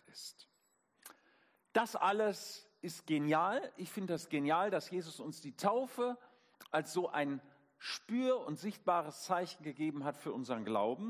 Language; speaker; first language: German; native; German